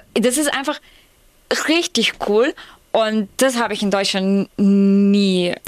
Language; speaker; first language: German; non-native, fluent; Ukrainian